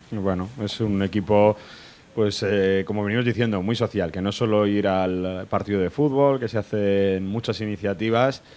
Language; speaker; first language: Spanish; native; Spanish